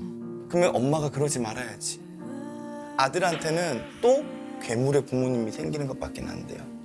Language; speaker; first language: Korean; native; Korean